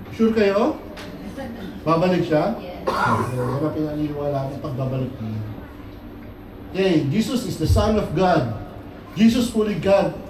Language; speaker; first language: Filipino; native; Filipino